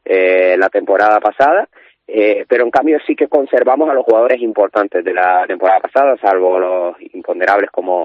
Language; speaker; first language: Spanish; native; Spanish